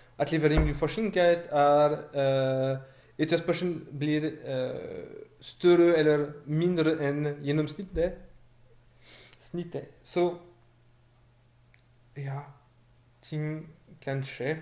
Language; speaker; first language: Norwegian; non-native, fluent; French